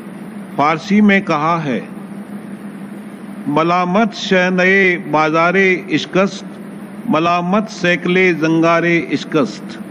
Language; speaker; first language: Hindi; native; Hindi